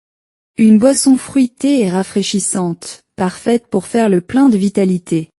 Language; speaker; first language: French; non-native, learner; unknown